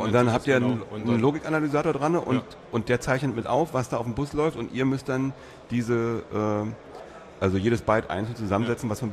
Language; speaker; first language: German; native; German